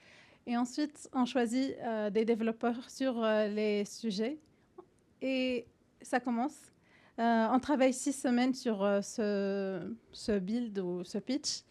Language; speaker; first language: French; non-native, fluent; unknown